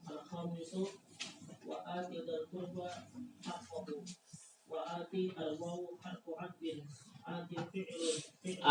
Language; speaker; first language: Arabic; non-native, learner; Indonesian